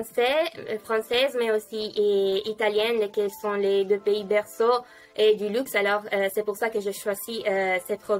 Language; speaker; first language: French; non-native, fluent; Italian